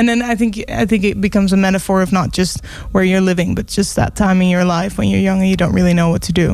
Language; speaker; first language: English; non-native, fluent; Dutch